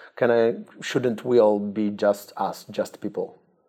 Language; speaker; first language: English; non-native, fluent; Polish